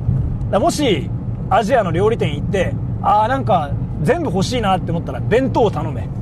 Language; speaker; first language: Japanese; native; Japanese